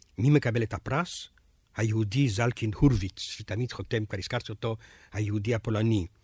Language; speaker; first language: Hebrew; non-native, fluent; Romanian